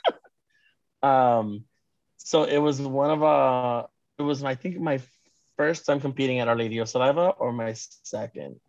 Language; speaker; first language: English; native; English